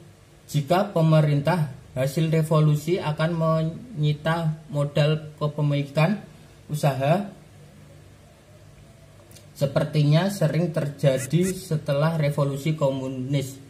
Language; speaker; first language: Indonesian; native; Indonesian